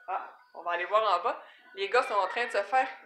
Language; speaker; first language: French; native; French